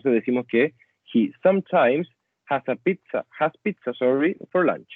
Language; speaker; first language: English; non-native, fluent; Spanish